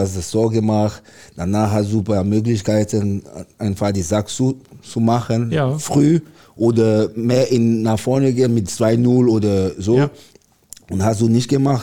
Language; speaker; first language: German; non-native, learner; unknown